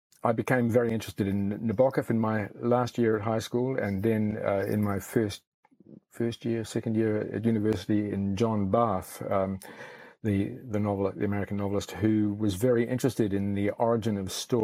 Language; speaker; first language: English; native; English